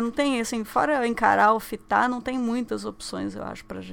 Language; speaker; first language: Portuguese; native; Portuguese